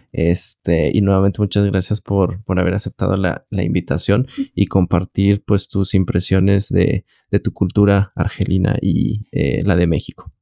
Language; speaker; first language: Spanish; native; Spanish